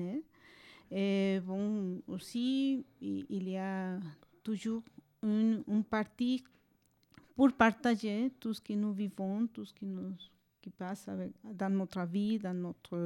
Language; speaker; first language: French; non-native, fluent; Spanish